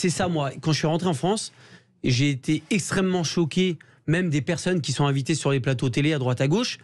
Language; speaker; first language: French; native; French